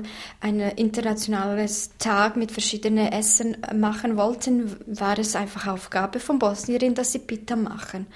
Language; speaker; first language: German; non-native, fluent; Bosnian